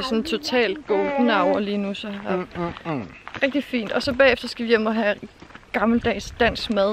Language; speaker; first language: Danish; native; Danish